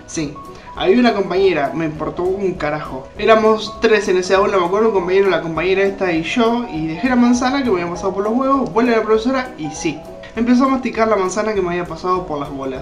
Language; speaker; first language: Spanish; native; Spanish